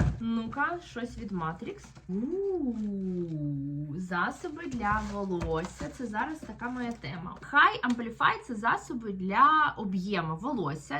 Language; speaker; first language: Ukrainian; native; Ukrainian